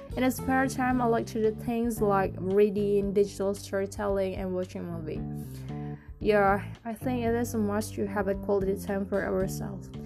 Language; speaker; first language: English; non-native, learner; Indonesian